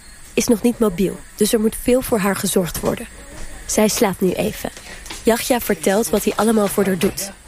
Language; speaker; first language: Dutch; native; Dutch